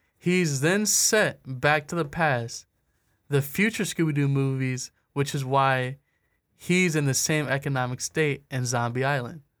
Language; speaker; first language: English; native; English